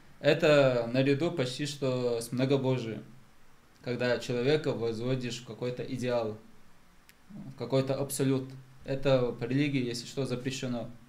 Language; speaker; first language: Russian; non-native, local second language; Chechen